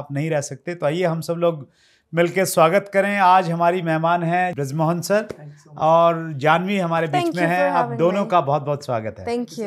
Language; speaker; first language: Hindi; native; Hindi